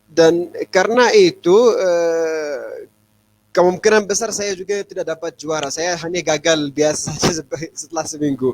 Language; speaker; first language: Indonesian; non-native, fluent; Arabic